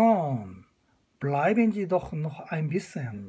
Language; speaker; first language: German; non-native, fluent; Korean